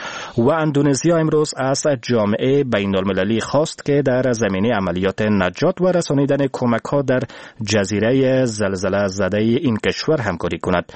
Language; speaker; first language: Persian; native; Persian